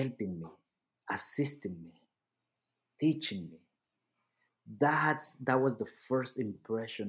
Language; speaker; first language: English; non-native, fluent; Spanish